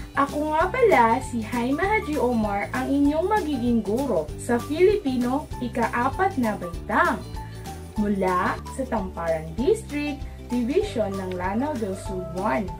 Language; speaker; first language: Filipino; non-native, local second language; Maranao